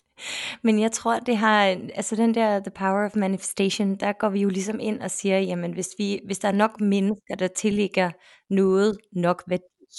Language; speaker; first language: Danish; native; Danish